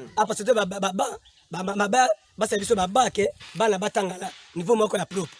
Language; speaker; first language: Lingala; non-native, local second language; Mongo